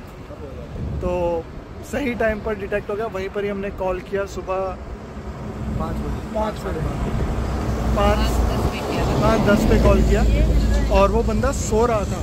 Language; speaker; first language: Hindi; native; Hindi